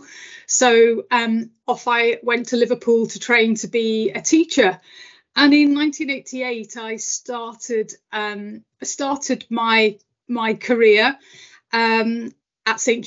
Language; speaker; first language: English; native; English